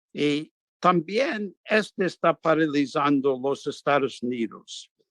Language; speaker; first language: Spanish; non-native, fluent; English